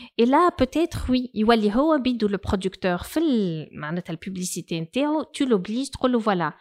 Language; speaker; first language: French; non-native, local second language; Arabic